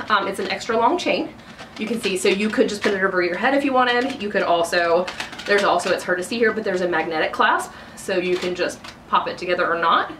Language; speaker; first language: English; native; English